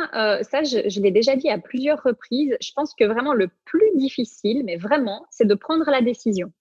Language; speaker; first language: French; native; French